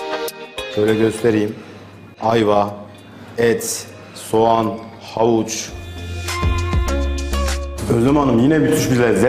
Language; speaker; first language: Turkish; native; Turkish